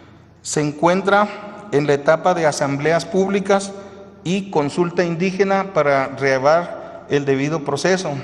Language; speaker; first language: Spanish; native; Spanish